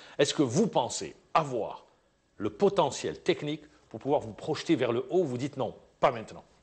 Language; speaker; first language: French; non-native, local second language; Arabic